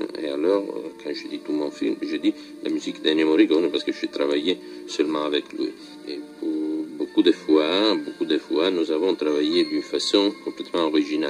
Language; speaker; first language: French; non-native, fluent; Italian